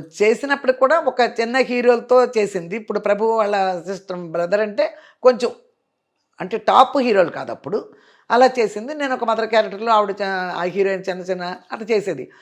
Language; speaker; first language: Telugu; native; Telugu